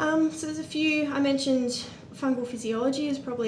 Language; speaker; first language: English; native; English